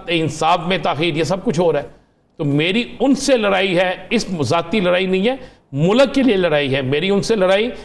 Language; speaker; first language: Urdu; non-native, local second language; Punjabi